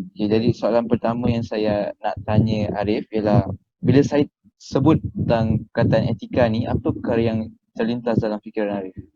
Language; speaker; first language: Malay; native; Malay